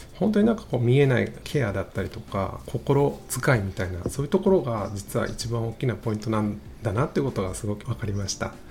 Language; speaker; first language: Japanese; native; Japanese